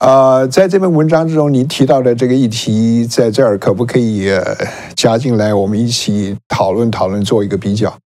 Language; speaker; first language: Chinese; native; Chinese